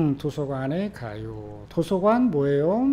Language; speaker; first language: Korean; native; Korean